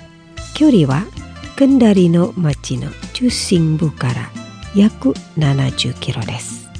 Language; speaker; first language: Japanese; non-native, fluent; Indonesian